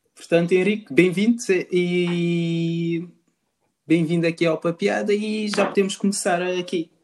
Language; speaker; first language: Portuguese; non-native, local second language; Kabuverdianu